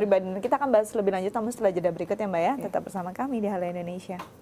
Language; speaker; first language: Indonesian; native; Indonesian